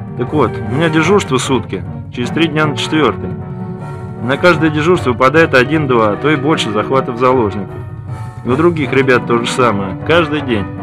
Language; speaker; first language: Russian; native; Russian